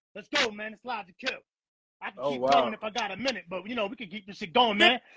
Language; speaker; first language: English; native; English